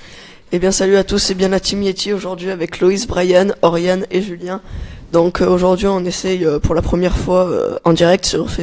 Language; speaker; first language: French; native; French